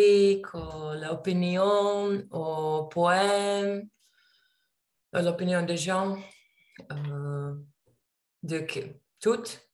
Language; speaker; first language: French; non-native, learner; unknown